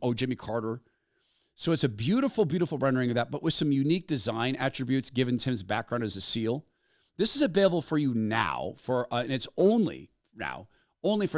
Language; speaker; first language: English; native; English